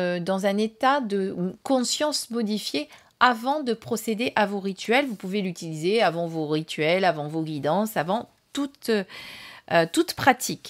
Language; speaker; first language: French; native; French